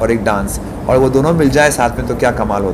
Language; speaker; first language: Hindi; native; Hindi